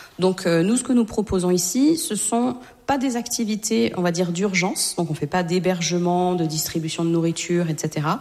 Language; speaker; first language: French; native; French